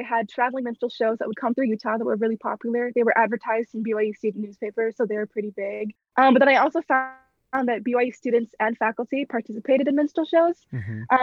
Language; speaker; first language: English; native; English